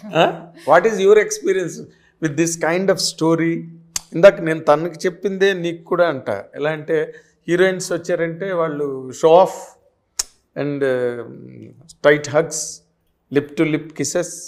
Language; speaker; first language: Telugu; native; Telugu